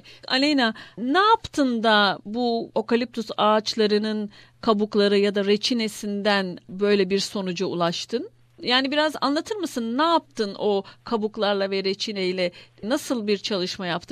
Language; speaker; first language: Turkish; native; Turkish